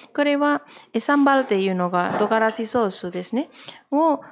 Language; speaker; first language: Japanese; non-native, fluent; Indonesian